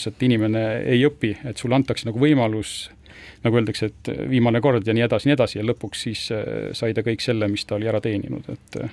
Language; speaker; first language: Estonian; native; Estonian